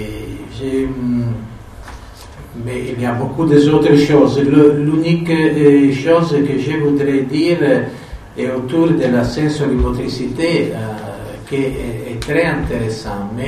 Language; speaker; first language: French; non-native, fluent; Italian